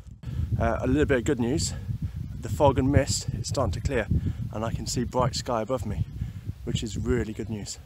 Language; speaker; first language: English; native; English